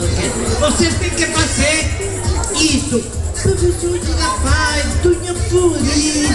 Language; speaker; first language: Portuguese; non-native, learner; Spanish